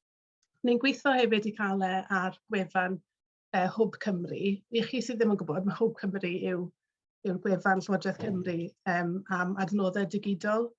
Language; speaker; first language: Welsh; native; Welsh